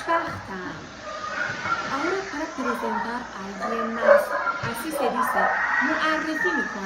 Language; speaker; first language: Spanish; non-native, fluent; Persian